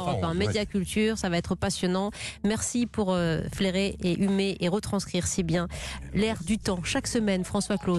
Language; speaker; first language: French; native; French